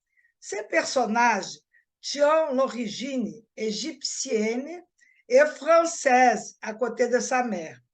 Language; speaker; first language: French; non-native, learner; Portuguese